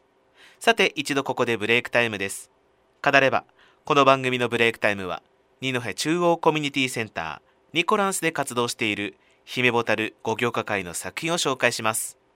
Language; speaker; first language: Japanese; native; Japanese